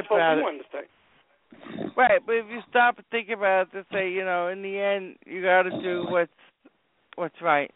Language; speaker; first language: English; native; English